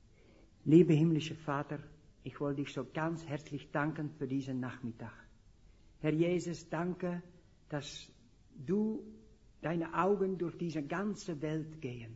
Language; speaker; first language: German; non-native, fluent; Dutch